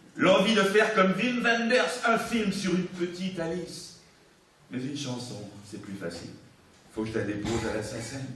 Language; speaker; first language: French; native; French